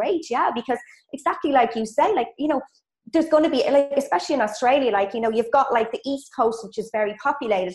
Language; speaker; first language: English; native; English